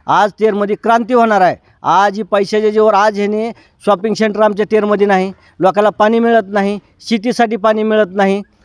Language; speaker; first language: Marathi; native; Marathi